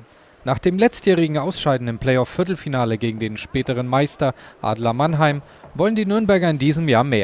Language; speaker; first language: German; native; German